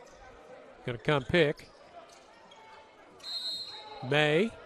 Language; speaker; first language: English; native; English